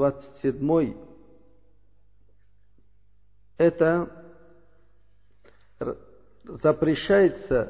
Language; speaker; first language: Russian; non-native, learner; Uzbek